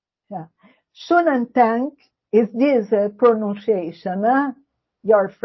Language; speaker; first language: English; non-native, learner; Portuguese